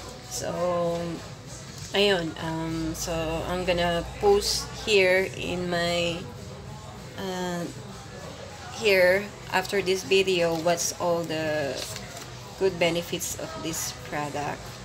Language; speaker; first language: English; non-native, local second language; Filipino